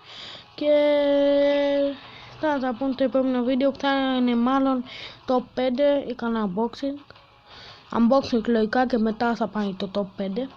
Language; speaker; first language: Greek; native; Greek